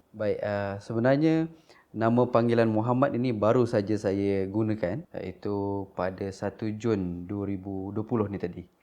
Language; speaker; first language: Malay; non-native, local second language; Iban